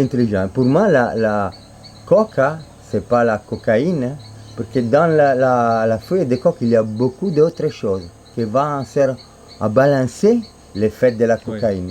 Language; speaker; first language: French; non-native, fluent; Spanish